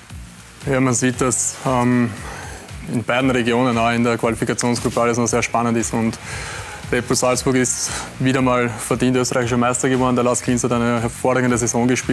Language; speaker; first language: German; native; German